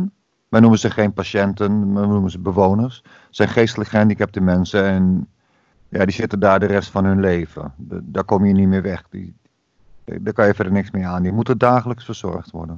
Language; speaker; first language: Dutch; native; Dutch